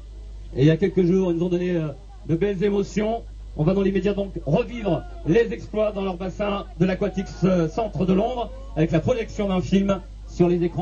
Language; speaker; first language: French; native; French